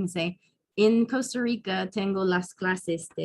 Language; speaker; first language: Spanish; non-native, fluent; English